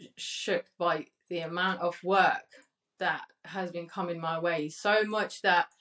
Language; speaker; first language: English; early bilingual, other home language; Spanish